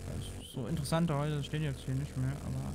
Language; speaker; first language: German; native; German